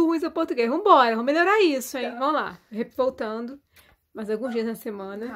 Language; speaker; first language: Portuguese; native; Portuguese